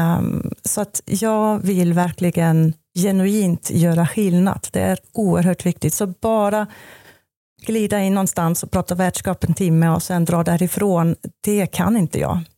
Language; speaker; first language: Swedish; non-native, fluent; German